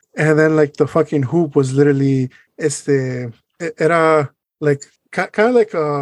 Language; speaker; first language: English; early bilingual, other home language; Spanish